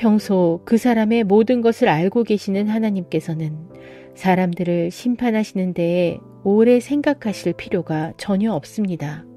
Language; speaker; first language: Korean; native; Korean